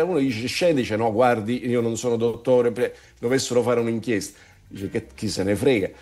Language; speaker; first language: Italian; native; Italian